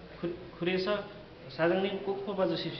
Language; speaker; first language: Korean; non-native, learner; Nepali